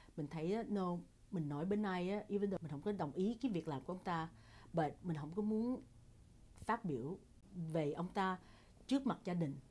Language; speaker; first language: Vietnamese; early bilingual, heritage; Vietnamese